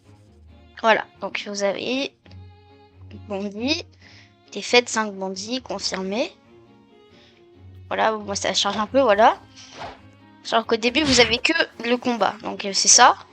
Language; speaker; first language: French; native; French